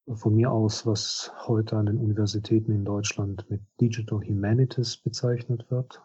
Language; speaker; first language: German; non-native, fluent; Russian